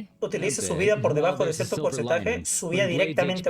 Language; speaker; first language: Spanish; native; Spanish